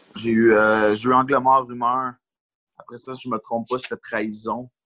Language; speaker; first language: French; native; French